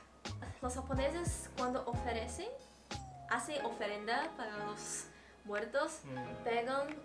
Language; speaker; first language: Spanish; non-native, fluent; Portuguese